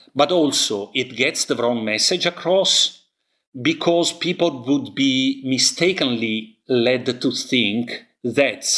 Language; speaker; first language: English; non-native, fluent; Italian